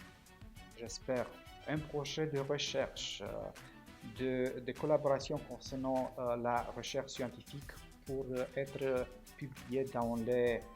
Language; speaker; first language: French; non-native, fluent; Romanian